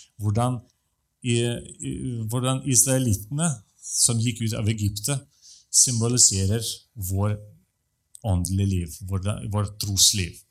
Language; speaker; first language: Norwegian; non-native, fluent; Russian